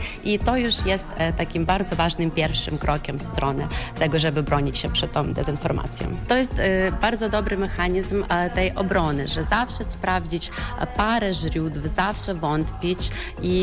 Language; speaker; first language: Polish; non-native, fluent; Ukrainian